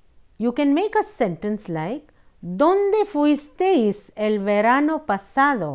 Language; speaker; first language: Spanish; non-native, fluent; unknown